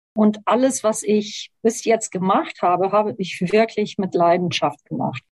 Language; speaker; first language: German; non-native, fluent; Portuguese